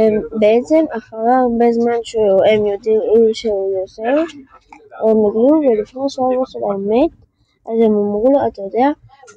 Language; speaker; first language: Hebrew; early bilingual, heritage; French